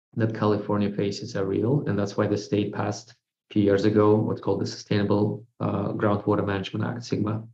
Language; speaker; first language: English; non-native, fluent; Russian